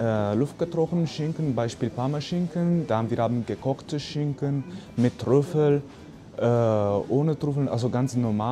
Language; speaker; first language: German; non-native, learner; Italian